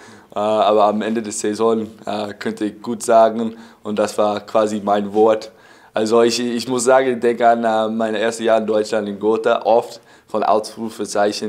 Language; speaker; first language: German; non-native, fluent; English